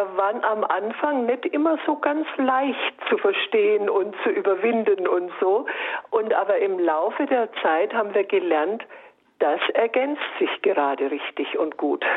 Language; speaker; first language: German; native; German